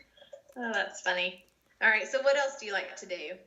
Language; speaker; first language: English; native; English